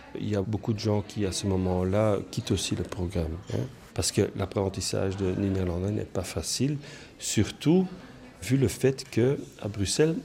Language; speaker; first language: French; non-native, local second language; Dutch